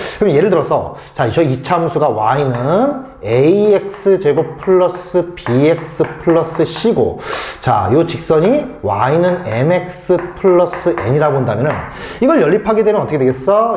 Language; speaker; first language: Korean; native; Korean